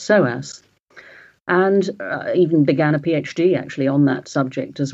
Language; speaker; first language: English; native; English